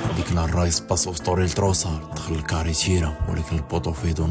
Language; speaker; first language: Arabic; native; Arabic